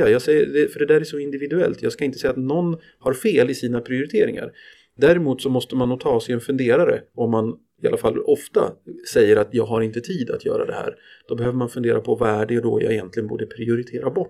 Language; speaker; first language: Swedish; native; Swedish